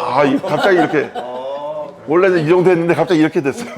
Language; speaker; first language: Korean; native; Korean